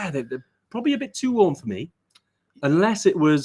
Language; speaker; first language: English; native; English